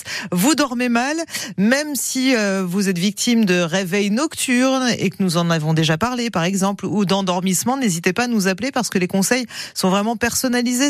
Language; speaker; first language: French; native; French